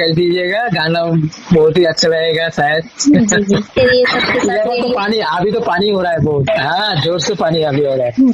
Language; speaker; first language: Hindi; native; Hindi